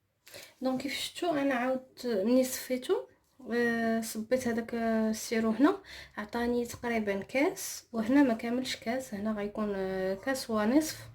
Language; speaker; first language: Arabic; native; Arabic